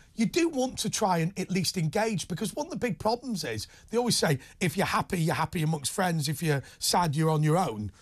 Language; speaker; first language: English; native; English